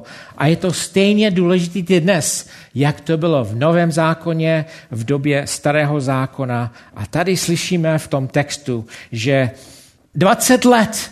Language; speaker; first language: Czech; non-native, fluent; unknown